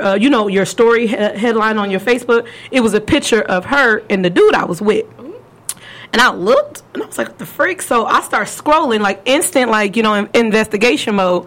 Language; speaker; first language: English; native; English